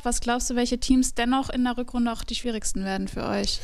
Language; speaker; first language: German; native; German